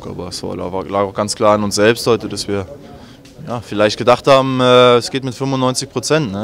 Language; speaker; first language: German; native; German